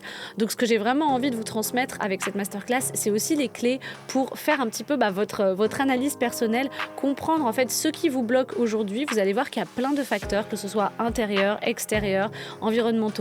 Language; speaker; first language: French; native; French